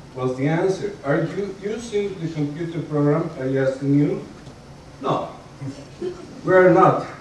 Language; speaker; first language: English; non-native, fluent; Spanish